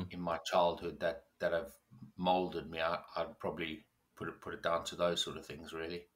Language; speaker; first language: English; native; English